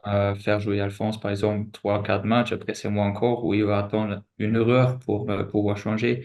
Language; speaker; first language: French; non-native, fluent; German